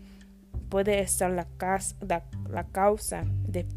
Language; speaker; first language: Spanish; non-native, learner; English